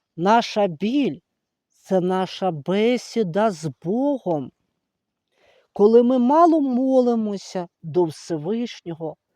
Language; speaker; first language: Ukrainian; native; Ukrainian